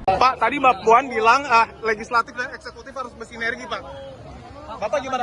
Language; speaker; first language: Indonesian; native; Indonesian